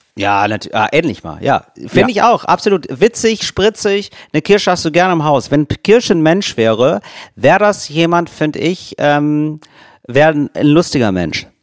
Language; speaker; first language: German; native; German